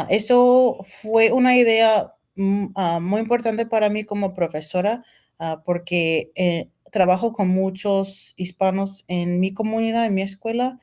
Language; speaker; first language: Spanish; non-native, fluent; English